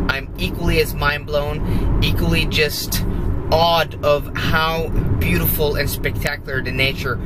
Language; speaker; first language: English; non-native, fluent; Norwegian